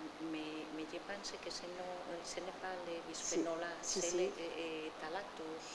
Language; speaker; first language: French; non-native, fluent; Spanish